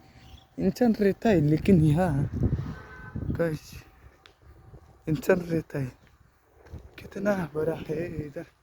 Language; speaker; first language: Hindi; non-native, local second language; Bodo